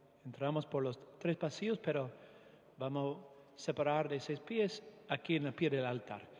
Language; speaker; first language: Spanish; non-native, fluent; English